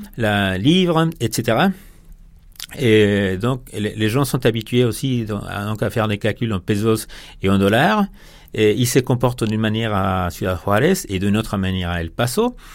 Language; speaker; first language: French; non-native, fluent; Spanish